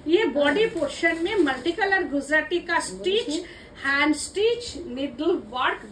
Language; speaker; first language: Hindi; non-native, local second language; Bangla